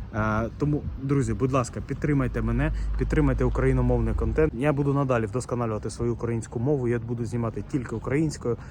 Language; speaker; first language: Ukrainian; non-native, local second language; Russian